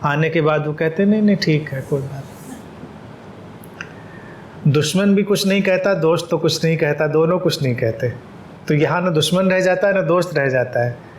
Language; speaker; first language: Hindi; native; Hindi